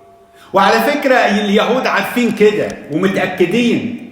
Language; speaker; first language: Arabic; native; Arabic